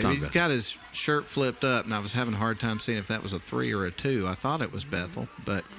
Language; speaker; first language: English; native; English